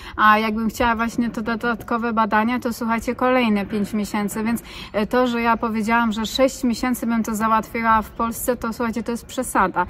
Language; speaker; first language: Polish; native; Polish